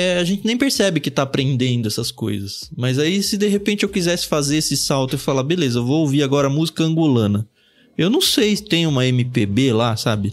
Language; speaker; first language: Portuguese; native; Portuguese